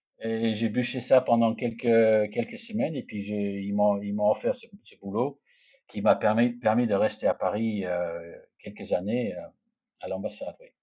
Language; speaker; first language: French; non-native, fluent; English